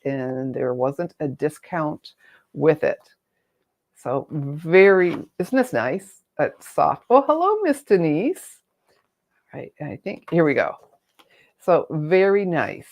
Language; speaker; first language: English; native; English